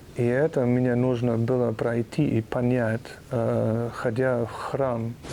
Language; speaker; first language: Russian; non-native, fluent; German